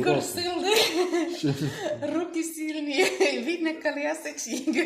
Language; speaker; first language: Russian; non-native, learner; Czech